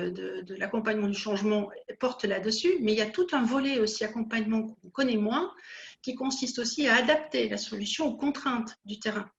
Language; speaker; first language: French; native; French